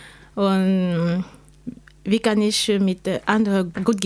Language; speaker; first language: German; non-native, learner; French